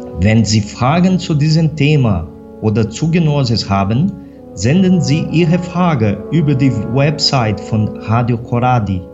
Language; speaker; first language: German; non-native, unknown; Portuguese